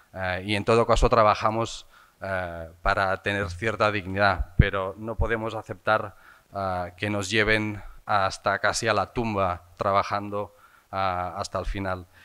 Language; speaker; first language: Spanish; non-native, local second language; Catalan